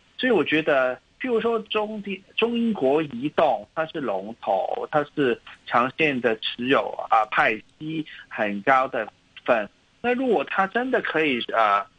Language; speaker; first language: Chinese; non-native, local second language; Cantonese